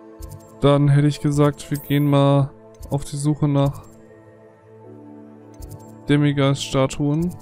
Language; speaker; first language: German; native; German